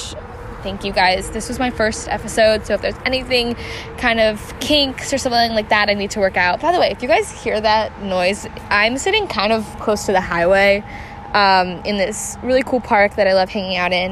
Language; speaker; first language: English; native; English